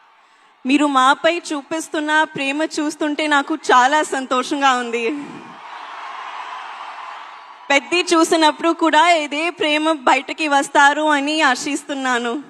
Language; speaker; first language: Telugu; non-native, learner; Hindi